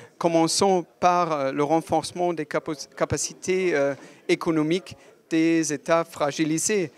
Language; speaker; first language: French; non-native, fluent; German